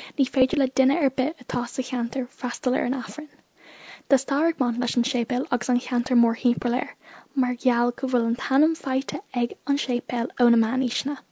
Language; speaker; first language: Irish; non-native, local second language; English